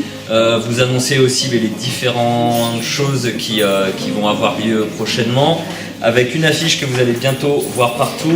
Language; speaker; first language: French; native; French